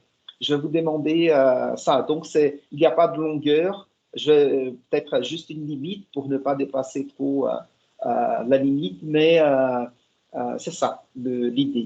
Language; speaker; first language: French; non-native, fluent; Portuguese